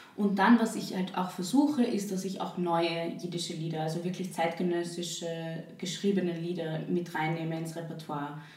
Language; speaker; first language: German; native; German